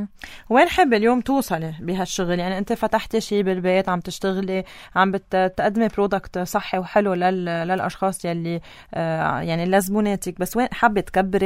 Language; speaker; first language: Arabic; native; Arabic